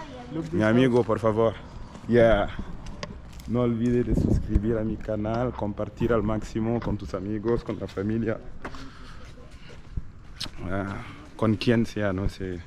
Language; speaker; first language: Spanish; non-native, learner; French